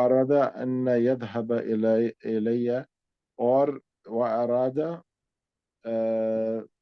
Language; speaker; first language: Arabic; non-native, learner; Urdu